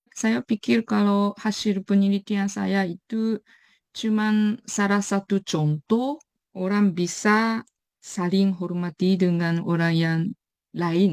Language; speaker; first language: Indonesian; non-native, fluent; Japanese